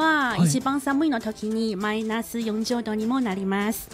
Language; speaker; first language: Japanese; non-native, fluent; Chinese